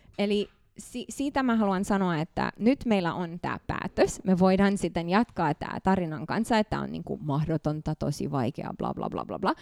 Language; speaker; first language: Finnish; non-native, fluent; Romanian